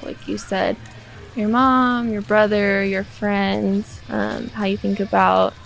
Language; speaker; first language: English; native; English